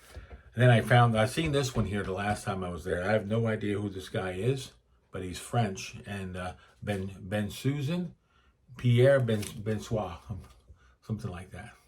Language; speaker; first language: English; native; English